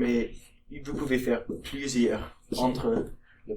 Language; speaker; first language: French; non-native, learner; English